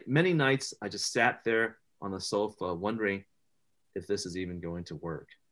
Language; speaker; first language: English; early bilingual, other home language; Chinese